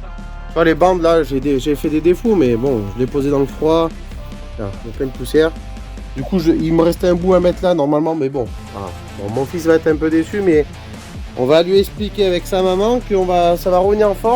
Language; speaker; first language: French; native; French